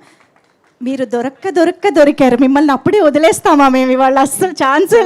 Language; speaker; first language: Telugu; native; Telugu